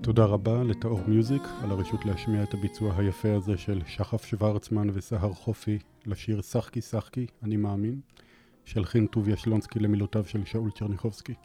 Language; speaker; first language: Hebrew; native; Hebrew